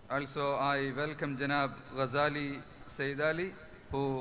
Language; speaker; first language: English; non-native, local second language; Malayalam